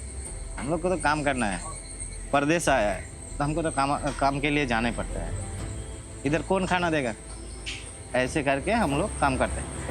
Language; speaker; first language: Hindi; non-native, local second language; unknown